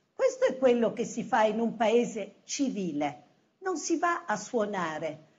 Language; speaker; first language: Italian; native; Italian